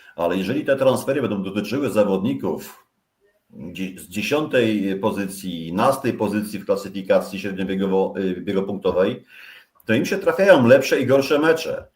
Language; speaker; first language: Polish; native; Polish